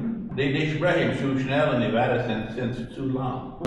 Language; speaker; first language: German; early bilingual, heritage; German